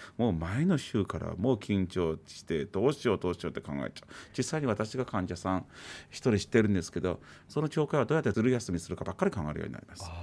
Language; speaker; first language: Japanese; native; Japanese